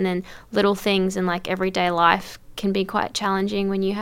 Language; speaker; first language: English; native; English